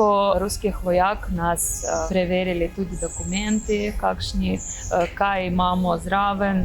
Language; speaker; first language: Slovenian; non-native, learner; Russian